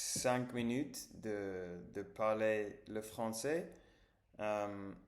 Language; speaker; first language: French; non-native, learner; English